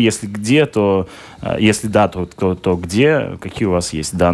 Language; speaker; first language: Russian; native; Russian